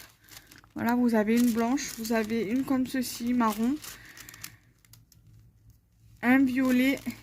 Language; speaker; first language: French; native; French